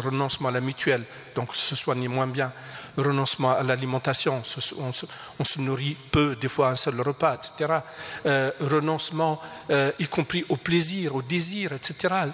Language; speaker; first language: French; non-native, local second language; Arabic